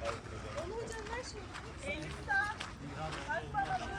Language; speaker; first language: Turkish; native; Turkish